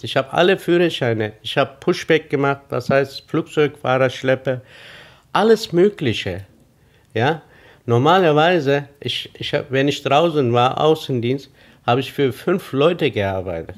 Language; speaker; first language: German; non-native, fluent; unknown